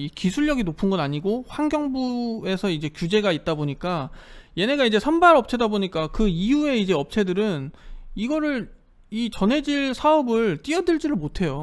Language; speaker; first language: Korean; native; Korean